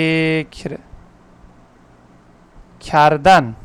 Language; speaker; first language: Persian; non-native, fluent; Urdu